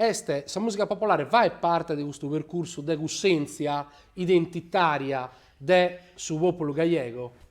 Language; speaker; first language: Italian; native; Italian